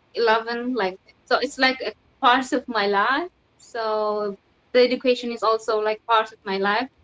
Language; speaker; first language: English; non-native, fluent; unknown